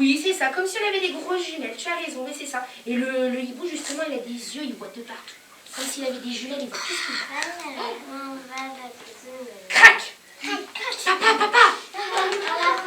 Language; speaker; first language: French; native; French